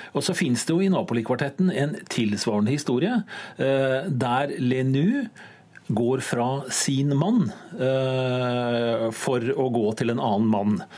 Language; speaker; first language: Norwegian; native; Norwegian